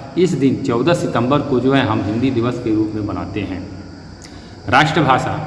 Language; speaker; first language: Hindi; native; Hindi